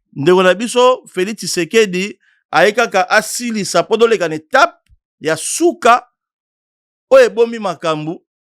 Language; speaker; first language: Lingala; non-native, local second language; Kongo